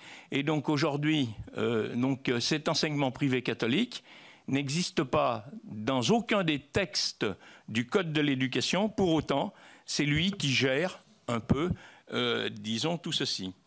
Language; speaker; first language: French; native; French